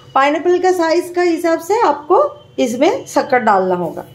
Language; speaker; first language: Hindi; non-native, local second language; Bangla